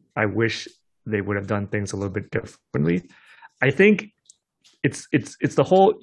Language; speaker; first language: English; non-native, local second language; Cantonese